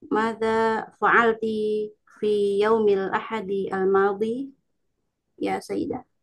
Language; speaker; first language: Arabic; non-native, learner; Indonesian